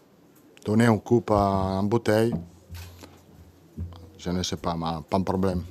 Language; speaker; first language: French; non-native, learner; Italian